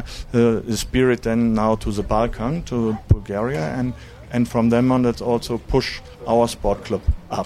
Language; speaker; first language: English; non-native, learner; German